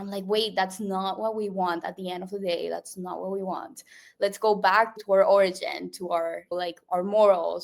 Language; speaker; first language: English; non-native, local second language; Spanish